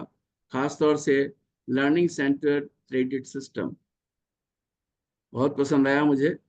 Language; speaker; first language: Hindi; native; Hindi